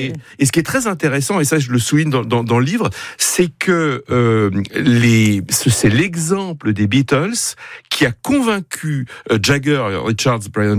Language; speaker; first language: French; native; French